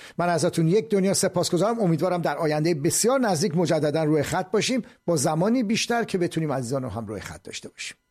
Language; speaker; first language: Persian; native; Persian